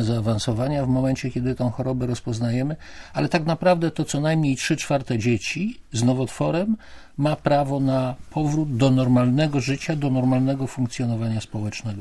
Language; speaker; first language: Polish; native; Polish